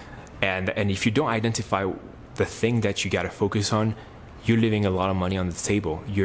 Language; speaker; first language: English; non-native, fluent; French